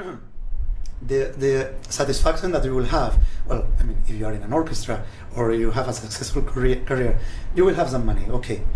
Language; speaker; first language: English; non-native, fluent; Spanish